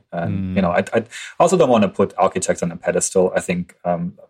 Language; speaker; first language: English; non-native, fluent; German